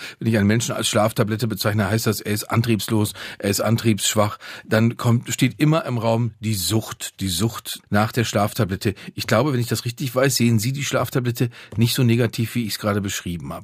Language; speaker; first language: German; native; German